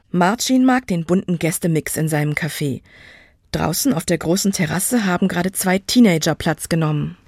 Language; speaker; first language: German; native; German